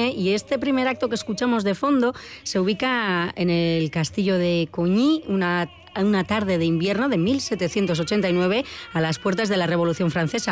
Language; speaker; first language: Spanish; native; Spanish